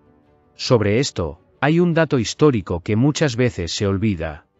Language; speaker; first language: Spanish; native; Spanish